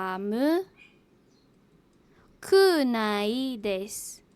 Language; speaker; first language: Japanese; non-native, fluent; Hiligaynon